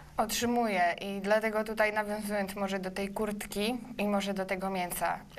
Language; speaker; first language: Polish; early bilingual, other home language; Ukrainian